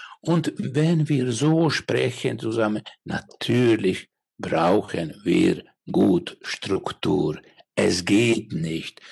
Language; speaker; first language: German; non-native, learner; Finnish